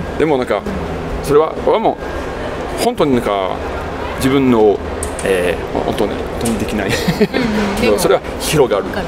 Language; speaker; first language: Japanese; non-native, fluent; French